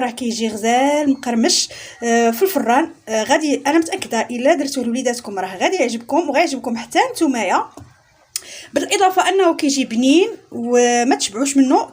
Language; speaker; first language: Arabic; native; Arabic